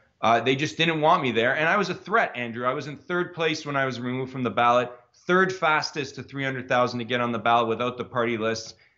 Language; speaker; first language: English; native; English